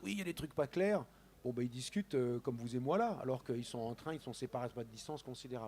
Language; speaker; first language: French; native; French